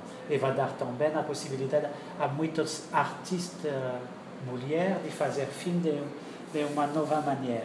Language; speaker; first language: Portuguese; non-native, fluent; French